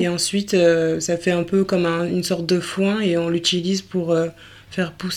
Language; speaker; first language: French; native; French